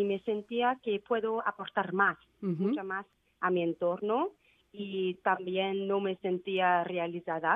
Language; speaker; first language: Spanish; non-native, learner; Vietnamese